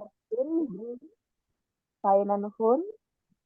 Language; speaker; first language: German; non-native, learner; Indonesian